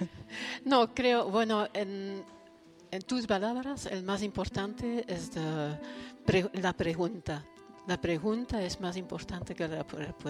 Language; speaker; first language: Spanish; non-native, fluent; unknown